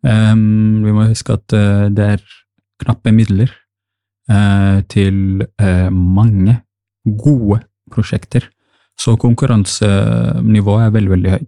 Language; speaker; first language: Norwegian; non-native, fluent; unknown